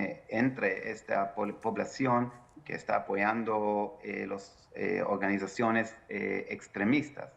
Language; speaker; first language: Spanish; non-native, fluent; Hebrew